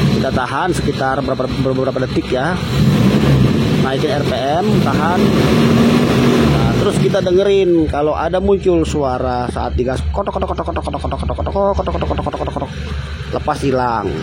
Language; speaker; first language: Indonesian; native; Indonesian